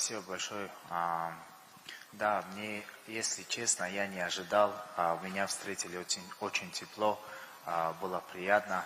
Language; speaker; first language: Russian; non-native, local second language; Tajik